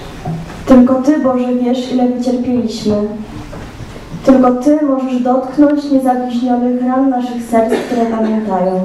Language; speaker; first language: Polish; native; Polish